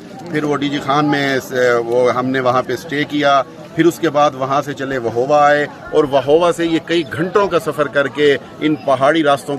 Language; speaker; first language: Urdu; native; Urdu